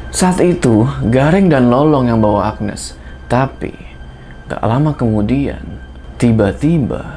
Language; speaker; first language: Indonesian; native; Indonesian